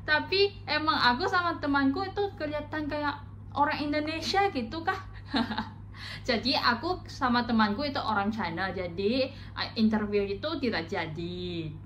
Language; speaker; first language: Indonesian; non-native, fluent; Chinese